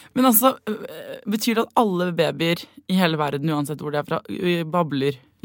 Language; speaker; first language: Norwegian; native; Norwegian